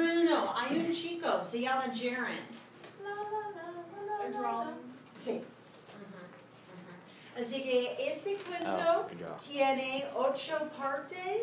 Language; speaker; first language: Spanish; non-native, fluent; English